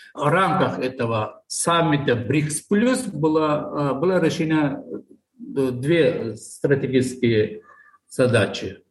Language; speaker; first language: Russian; non-native, local second language; Tajik